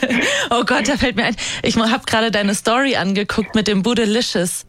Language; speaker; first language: German; native; German